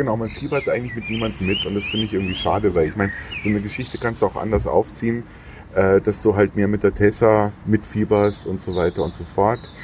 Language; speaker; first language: German; native; German